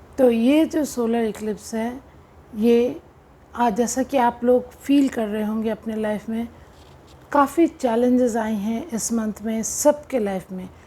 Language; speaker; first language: Hindi; non-native, local second language; Bangla